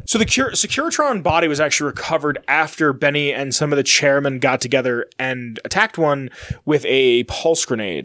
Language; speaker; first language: English; native; English